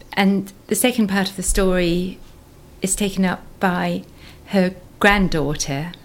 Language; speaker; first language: English; native; English